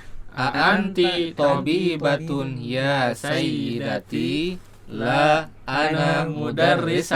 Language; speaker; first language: Arabic; non-native, learner; Indonesian